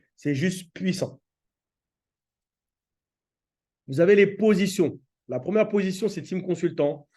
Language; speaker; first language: French; native; French